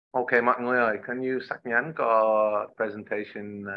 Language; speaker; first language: Vietnamese; non-native, learner; English